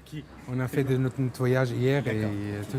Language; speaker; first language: French; non-native, learner; Arabic